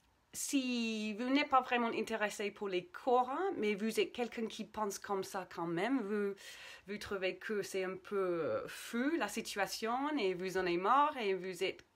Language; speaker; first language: French; non-native, fluent; English